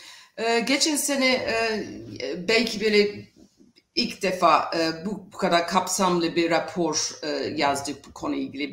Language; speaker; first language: Turkish; non-native, fluent; English